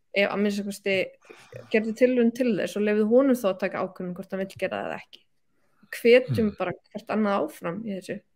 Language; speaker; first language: Icelandic; native; Icelandic